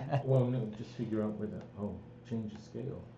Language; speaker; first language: English; native; English